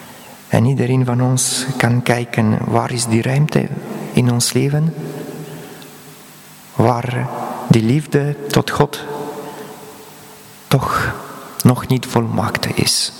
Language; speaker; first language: Dutch; non-native, fluent; Polish